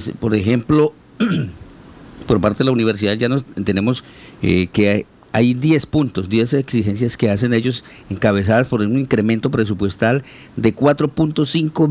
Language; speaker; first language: Spanish; native; Spanish